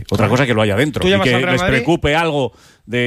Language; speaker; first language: Spanish; native; Spanish